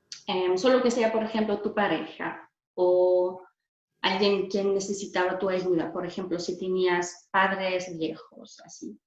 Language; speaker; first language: Spanish; non-native, fluent; German